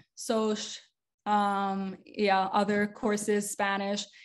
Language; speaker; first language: English; native; English